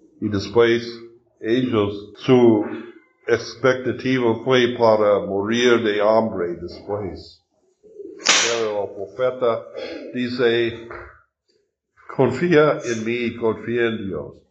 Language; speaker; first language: Spanish; non-native, learner; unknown